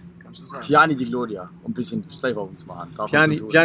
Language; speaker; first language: German; native; German